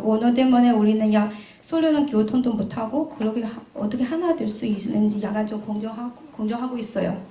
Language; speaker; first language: Korean; non-native, learner; Chinese